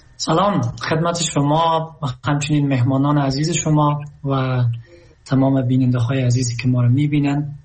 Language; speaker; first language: Persian; native; Persian